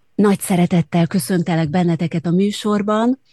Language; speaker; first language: Hungarian; native; Hungarian